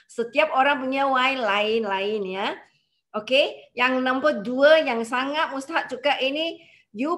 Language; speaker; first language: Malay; non-native, local second language; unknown